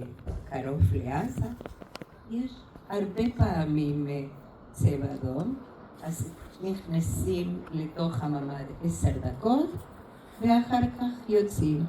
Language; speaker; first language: Hebrew; non-native, fluent; Spanish